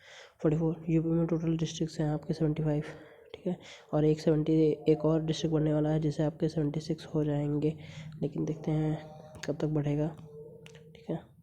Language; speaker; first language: Hindi; native; Hindi